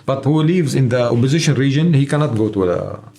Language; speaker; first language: English; non-native, learner; Arabic